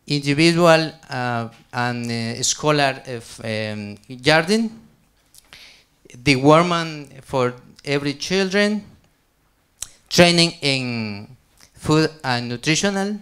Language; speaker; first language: English; non-native, learner; Spanish